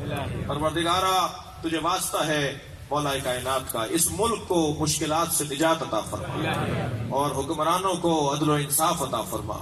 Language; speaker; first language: Urdu; native; Urdu